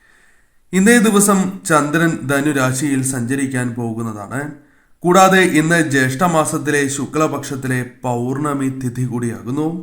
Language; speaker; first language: Malayalam; native; Malayalam